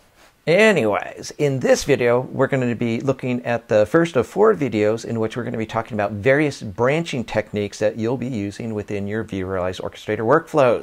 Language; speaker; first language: English; native; English